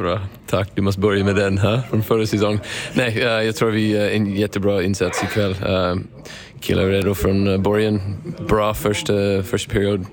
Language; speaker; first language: Swedish; non-native, learner; English